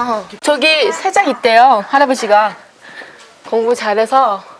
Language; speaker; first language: Korean; non-native, fluent; Chinese